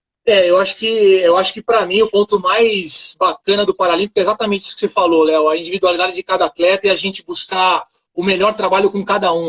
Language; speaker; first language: Portuguese; native; Portuguese